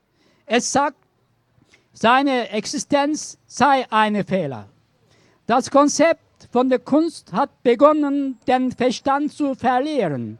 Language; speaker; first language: German; non-native, learner; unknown